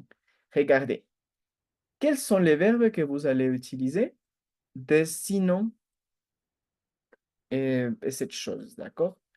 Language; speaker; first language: French; non-native, fluent; Spanish